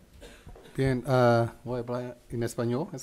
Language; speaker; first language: Spanish; non-native, fluent; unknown